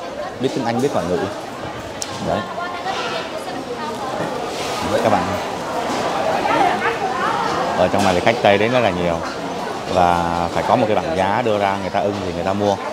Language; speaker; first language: Vietnamese; native; Vietnamese